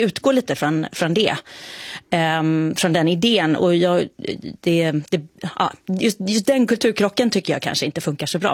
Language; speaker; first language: Swedish; native; Swedish